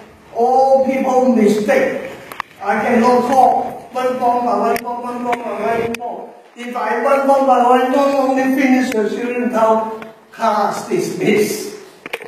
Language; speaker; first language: English; non-native, learner; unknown